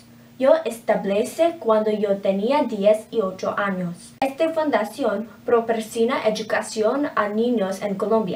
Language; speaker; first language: Spanish; non-native, learner; English